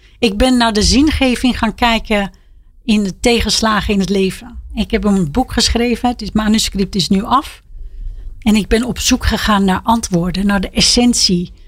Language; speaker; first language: Dutch; non-native, fluent; Persian